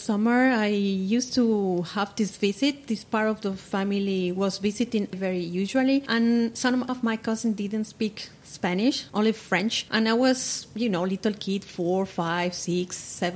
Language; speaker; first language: English; non-native, fluent; Spanish